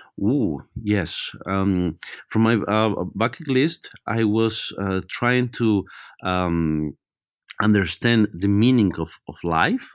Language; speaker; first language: English; non-native, fluent; Spanish